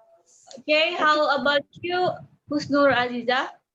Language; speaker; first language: English; non-native, learner; Indonesian